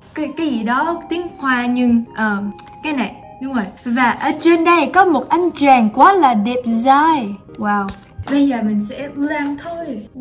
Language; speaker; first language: Vietnamese; early bilingual, other home language; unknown